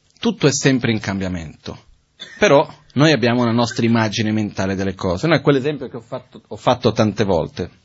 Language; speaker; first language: Italian; non-native, fluent; Portuguese